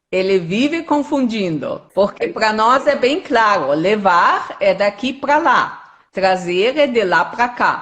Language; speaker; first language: Portuguese; non-native, fluent; German